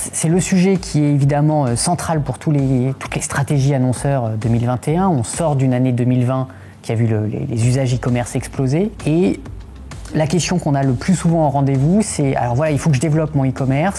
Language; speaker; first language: French; native; French